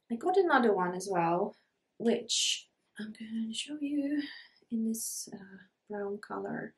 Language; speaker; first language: English; non-native, fluent; Polish